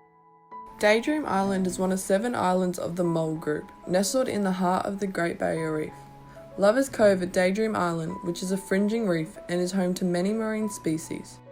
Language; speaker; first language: English; native; English